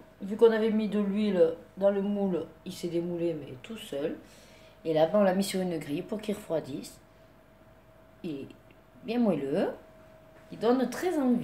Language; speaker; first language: French; native; French